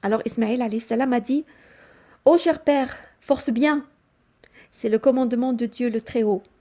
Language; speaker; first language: French; non-native, local second language; Arabic